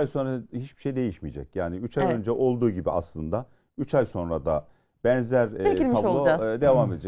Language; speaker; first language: Turkish; native; Turkish